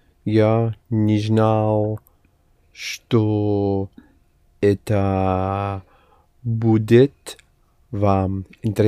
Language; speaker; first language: Russian; non-native, learner; English